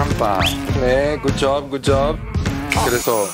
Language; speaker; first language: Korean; non-native, learner; Italian